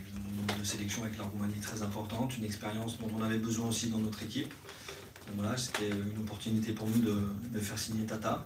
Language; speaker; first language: French; native; French